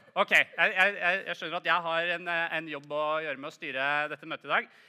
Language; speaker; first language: Norwegian; native; Norwegian